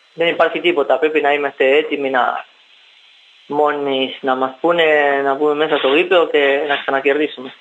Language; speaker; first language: Greek; non-native, learner; Spanish